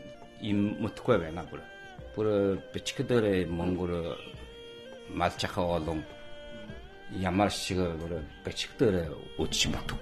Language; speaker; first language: Mongolian; non-native, local second language; Chinese